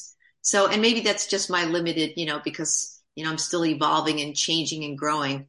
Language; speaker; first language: English; native; English